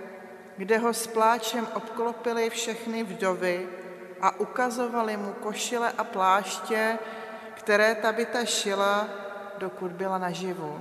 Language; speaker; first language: Czech; native; Czech